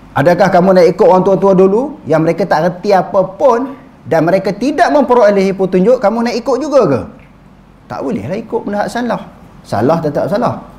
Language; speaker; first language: Malay; native; Malay